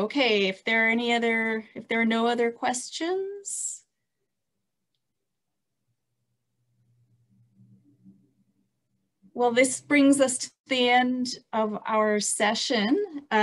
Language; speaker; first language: English; native; English